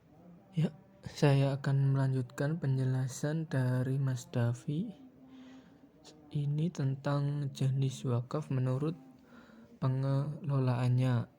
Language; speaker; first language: Indonesian; native; Indonesian